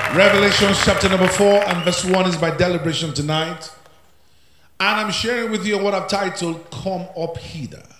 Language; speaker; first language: English; non-native, local second language; Yoruba